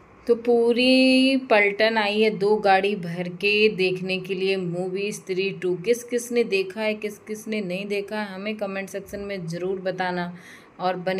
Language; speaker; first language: Hindi; native; Hindi